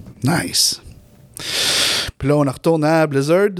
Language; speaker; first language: French; native; French